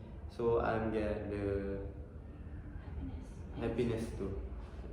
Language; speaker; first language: English; non-native, learner; Malay